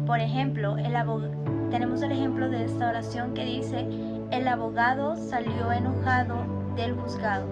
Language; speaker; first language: Spanish; native; Spanish